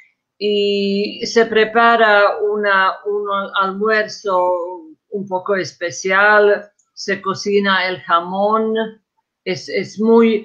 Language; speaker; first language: Spanish; non-native, fluent; Croatian